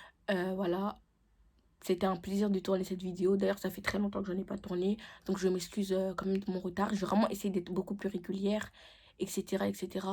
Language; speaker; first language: French; native; French